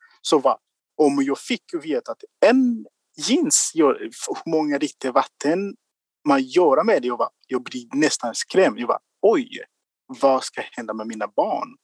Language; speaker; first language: Swedish; non-native, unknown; Kinyarwanda